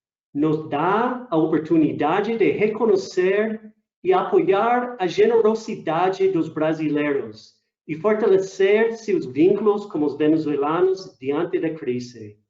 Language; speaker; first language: Portuguese; non-native, fluent; English